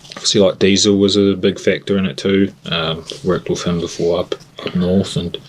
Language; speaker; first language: English; native; English